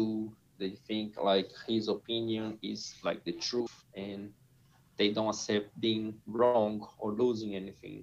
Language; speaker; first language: English; non-native, fluent; Portuguese